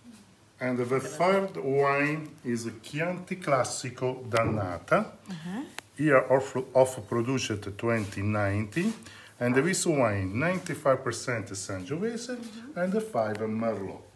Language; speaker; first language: English; non-native, learner; Italian